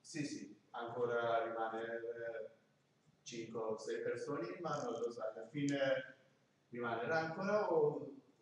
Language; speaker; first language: Italian; non-native, learner; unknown